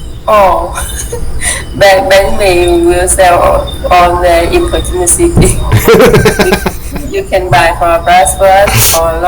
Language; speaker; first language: English; non-native, learner; Vietnamese